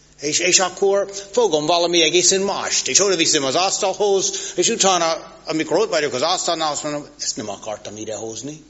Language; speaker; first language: Hungarian; non-native, fluent; English